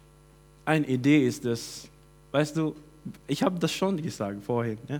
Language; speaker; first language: German; non-native, fluent; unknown